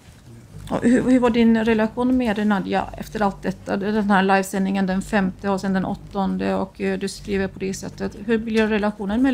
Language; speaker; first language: Swedish; native; Swedish